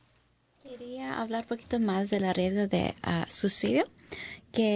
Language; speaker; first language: Spanish; early bilingual, heritage; English